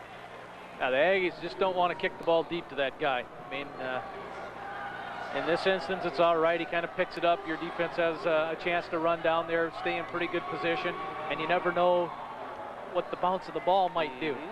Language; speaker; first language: English; native; English